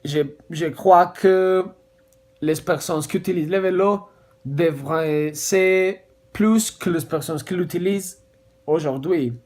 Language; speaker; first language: French; non-native, learner; Spanish